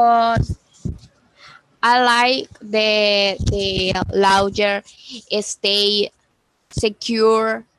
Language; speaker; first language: English; non-native, learner; Spanish